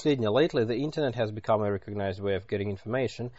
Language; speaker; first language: English; non-native, fluent; Russian